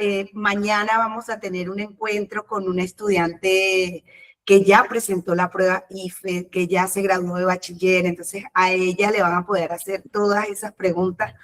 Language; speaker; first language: Spanish; native; Spanish